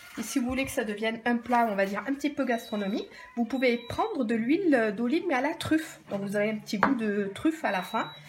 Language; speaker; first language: French; early bilingual, other home language; Arabic